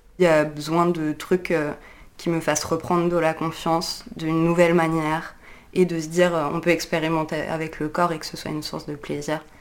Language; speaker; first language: French; native; French